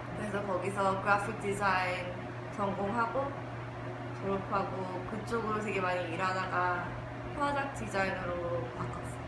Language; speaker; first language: Korean; early bilingual, heritage; Korean